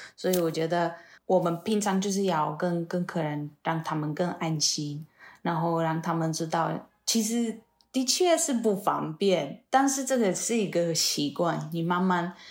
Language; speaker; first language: Chinese; non-native, fluent; Polish